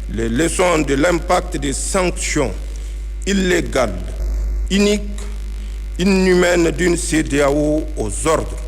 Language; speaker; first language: French; non-native, local second language; Hausa